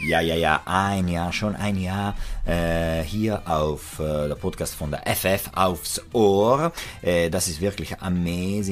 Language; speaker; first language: German; non-native, fluent; Italian